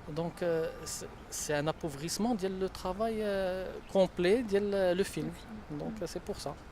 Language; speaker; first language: French; non-native, local second language; Arabic